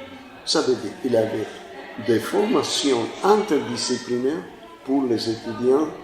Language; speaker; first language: French; non-native, fluent; Spanish